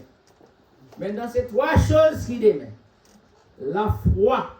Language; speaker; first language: French; non-native, local second language; Haitian Creole